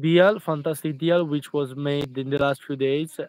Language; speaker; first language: English; non-native, fluent; Italian